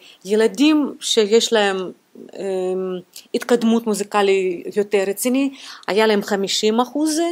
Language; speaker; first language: Hebrew; non-native, fluent; Russian